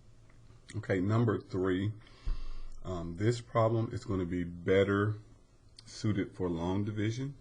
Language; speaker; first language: English; native; English